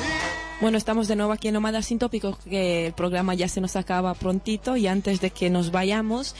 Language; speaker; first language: Spanish; native; Spanish